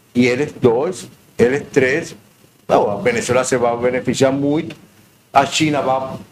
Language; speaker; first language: Portuguese; non-native, learner; Spanish